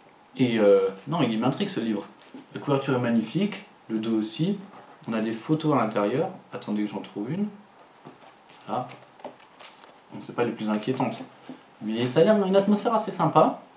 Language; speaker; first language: French; native; French